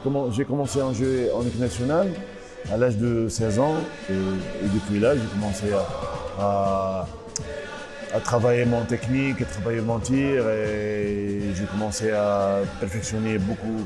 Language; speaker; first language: French; non-native, local second language; Arabic